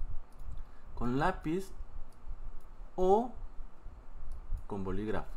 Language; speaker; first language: Spanish; non-native, fluent; Korean